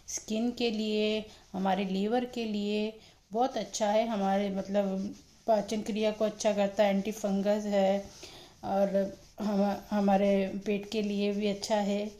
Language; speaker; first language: Hindi; non-native, local second language; Odia